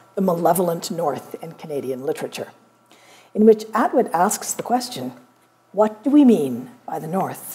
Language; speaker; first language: English; native; English